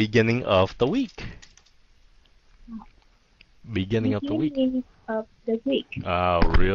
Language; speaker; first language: English; non-native, fluent; Vietnamese